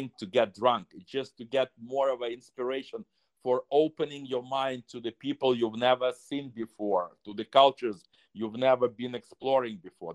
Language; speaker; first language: English; non-native, fluent; Russian